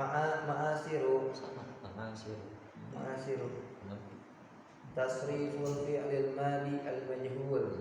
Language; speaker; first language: Arabic; non-native, learner; Indonesian